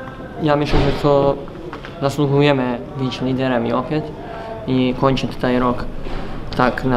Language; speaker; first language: Polish; non-native, learner; Serbian